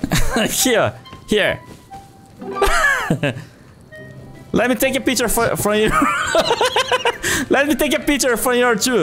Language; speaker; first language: English; non-native, learner; Portuguese